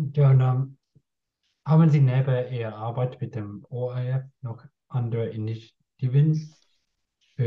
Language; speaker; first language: German; non-native, learner; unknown